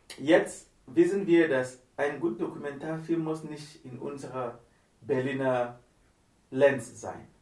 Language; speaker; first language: German; non-native, learner; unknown